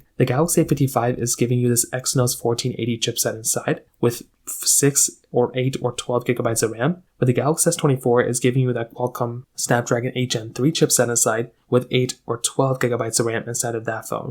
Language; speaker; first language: English; native; English